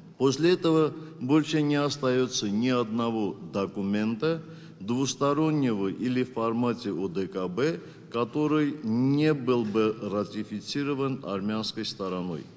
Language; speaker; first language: Russian; non-native, local second language; Armenian